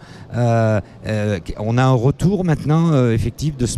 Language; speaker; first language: French; native; French